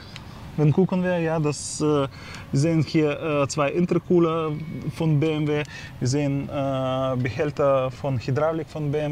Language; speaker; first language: German; non-native, fluent; Russian